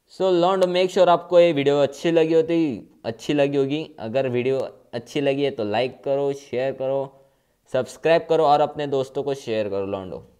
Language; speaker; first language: Hindi; non-native, local second language; Marathi